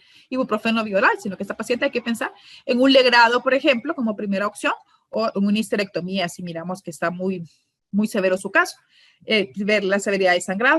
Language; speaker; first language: Spanish; native; Spanish